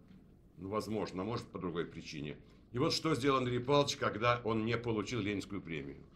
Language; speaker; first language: Russian; native; Russian